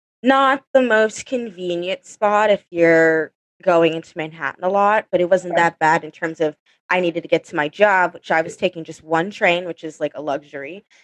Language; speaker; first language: English; native; English